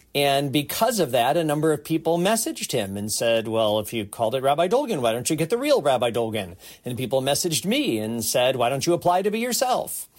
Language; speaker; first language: English; native; English